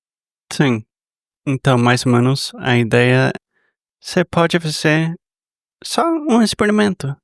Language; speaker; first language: Portuguese; non-native, fluent; English